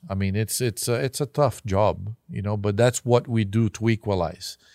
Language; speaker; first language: English; non-native, fluent; Portuguese